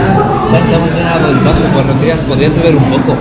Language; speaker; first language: Spanish; native; Spanish